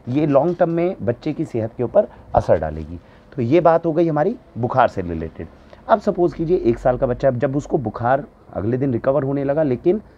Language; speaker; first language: Hindi; native; Hindi